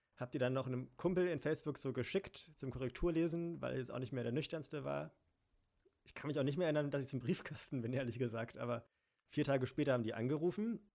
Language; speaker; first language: German; native; German